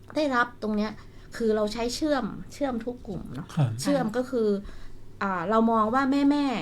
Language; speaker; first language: Thai; native; Thai